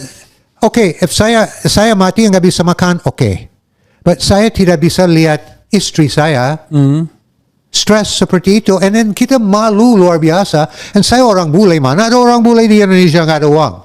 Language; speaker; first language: Indonesian; non-native, learner; English